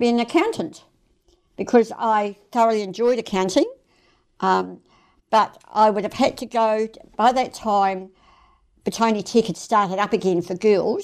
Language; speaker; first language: English; non-native, fluent; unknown